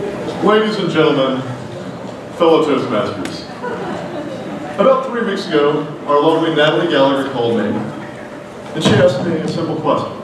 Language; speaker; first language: English; native; English